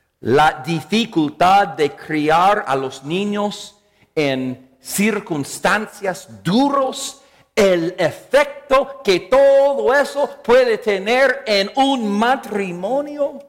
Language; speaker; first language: Spanish; non-native, fluent; English